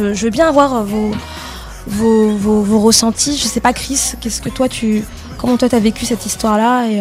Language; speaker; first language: French; native; French